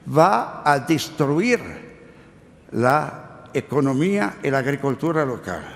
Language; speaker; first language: Spanish; non-native, learner; Italian